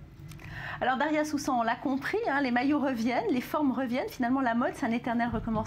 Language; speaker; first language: French; native; French